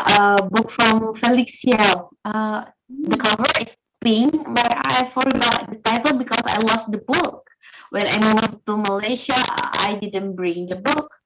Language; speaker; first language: English; non-native, learner; Indonesian